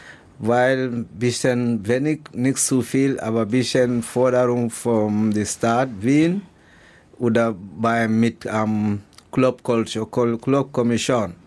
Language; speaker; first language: German; non-native, learner; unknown